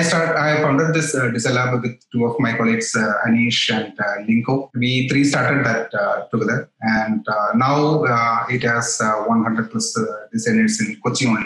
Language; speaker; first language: English; non-native, local second language; Malayalam